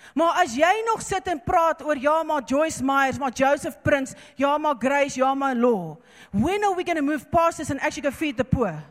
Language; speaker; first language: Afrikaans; non-native, local second language; English